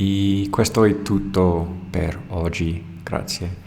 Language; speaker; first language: Italian; non-native, learner; English